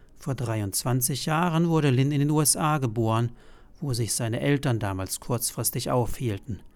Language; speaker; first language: German; native; German